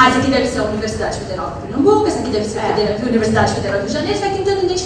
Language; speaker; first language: Portuguese; native; Portuguese